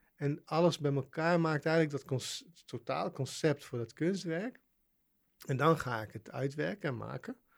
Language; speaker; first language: Dutch; native; Dutch